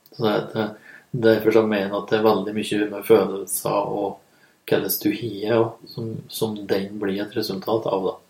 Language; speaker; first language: Norwegian; native; Norwegian